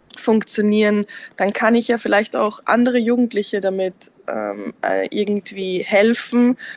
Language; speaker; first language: German; native; German